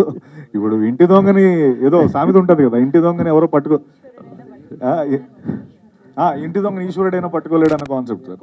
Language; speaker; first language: Telugu; native; Telugu